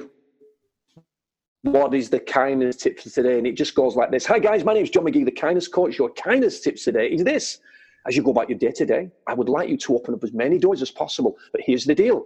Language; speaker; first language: English; native; English